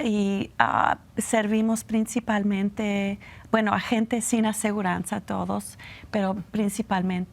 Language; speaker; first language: Spanish; non-native, fluent; English